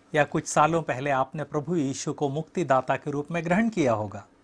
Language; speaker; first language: Hindi; native; Hindi